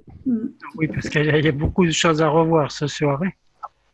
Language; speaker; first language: French; native; French